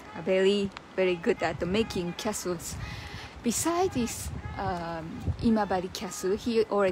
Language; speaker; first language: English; non-native, learner; Japanese